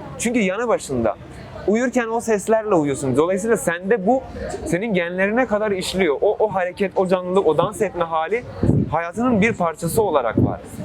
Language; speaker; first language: Turkish; non-native, local second language; Kurdish